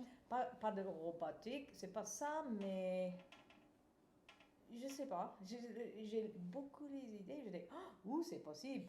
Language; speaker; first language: French; non-native, fluent; English